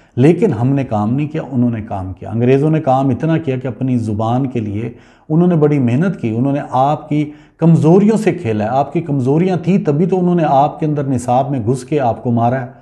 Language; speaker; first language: Urdu; non-native, local second language; Punjabi